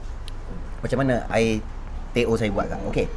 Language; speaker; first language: Malay; native; Malay